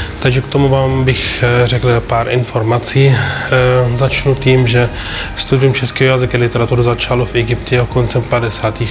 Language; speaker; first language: Czech; non-native, fluent; Arabic